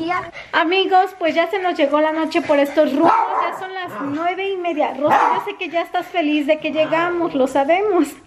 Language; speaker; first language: Spanish; native; Spanish